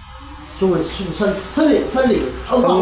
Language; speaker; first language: Arabic; non-native, learner; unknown